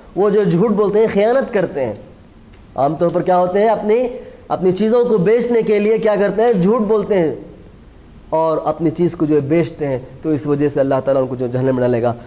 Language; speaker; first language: Urdu; native; Urdu